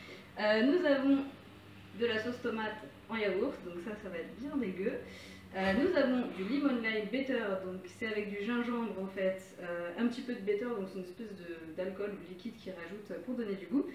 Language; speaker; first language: French; native; French